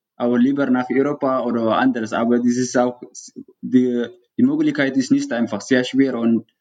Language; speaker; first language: German; non-native, fluent; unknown